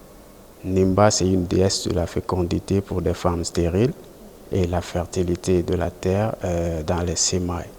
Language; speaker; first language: French; non-native, local second language; Susu